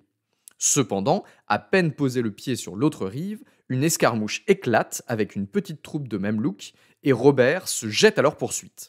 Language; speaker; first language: French; native; French